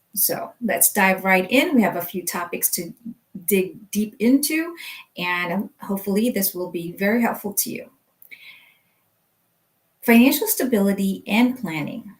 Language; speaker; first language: English; native; English